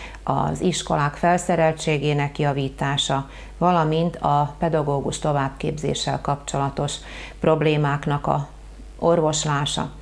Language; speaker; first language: Hungarian; native; Hungarian